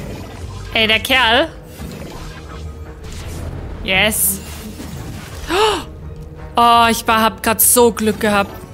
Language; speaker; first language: German; native; German